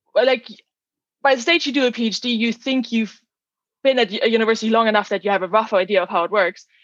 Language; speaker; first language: English; non-native, fluent; German